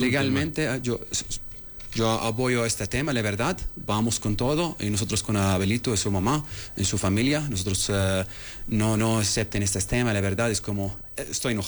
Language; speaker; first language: Spanish; non-native, learner; Arabic